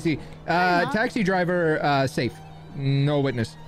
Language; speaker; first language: English; native; English